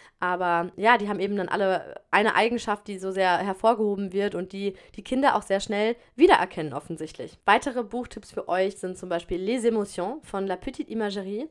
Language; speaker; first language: German; native; German